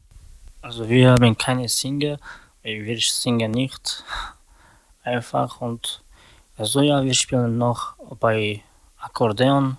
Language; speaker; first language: German; non-native, learner; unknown